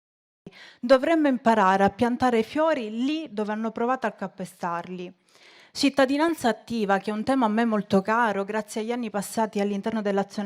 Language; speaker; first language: Italian; native; Italian